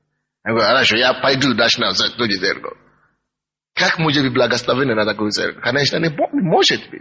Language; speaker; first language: Russian; non-native, fluent; Yoruba